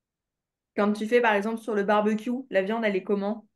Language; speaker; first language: French; native; French